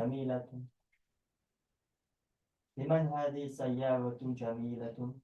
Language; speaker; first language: Arabic; non-native, learner; English